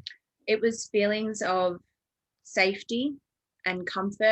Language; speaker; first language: English; native; English